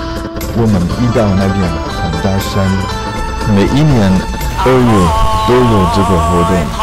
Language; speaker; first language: Chinese; non-native, learner; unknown